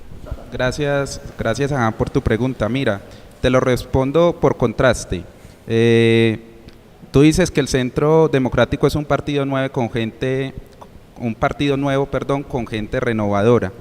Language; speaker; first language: Spanish; native; Spanish